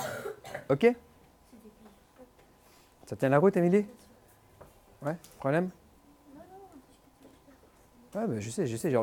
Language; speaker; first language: French; native; French